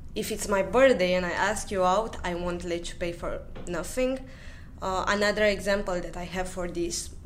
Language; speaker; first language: English; non-native, fluent; Romanian